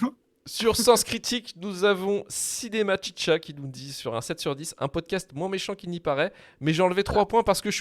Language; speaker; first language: French; native; French